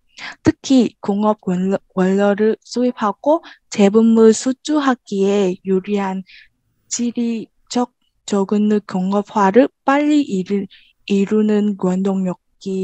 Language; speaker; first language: Korean; non-native, learner; Vietnamese